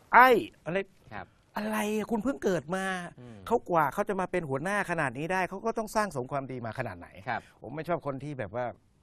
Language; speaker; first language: Thai; native; Thai